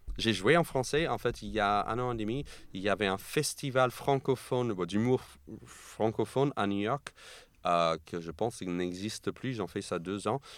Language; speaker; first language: French; non-native, fluent; English